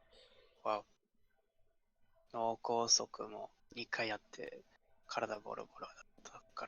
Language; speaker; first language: Japanese; non-native, learner; English